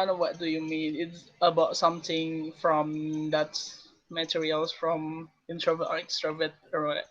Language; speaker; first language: English; non-native, learner; Indonesian